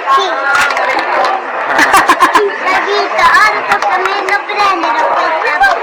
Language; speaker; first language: Italian; non-native, learner; Spanish